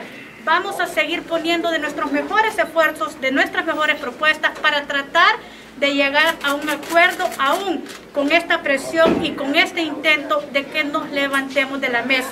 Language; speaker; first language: Spanish; native; Spanish